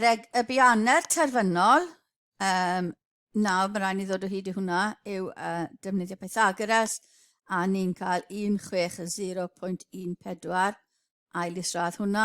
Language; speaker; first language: Welsh; native; Welsh